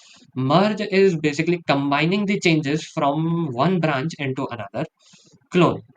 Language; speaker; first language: English; non-native, local second language; Hindi